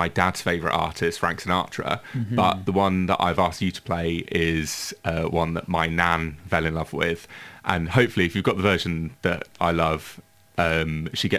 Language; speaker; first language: English; native; English